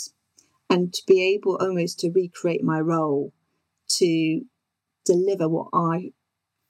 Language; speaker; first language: English; native; English